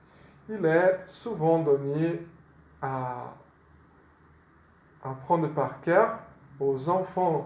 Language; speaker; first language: French; non-native, fluent; Portuguese